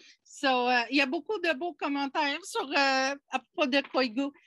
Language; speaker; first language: French; non-native, fluent; English